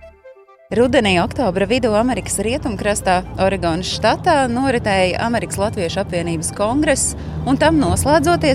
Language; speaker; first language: Latvian; native; Latvian